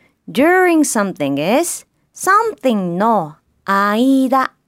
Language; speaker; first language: English; non-native, fluent; Japanese